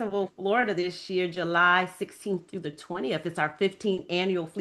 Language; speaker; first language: English; native; English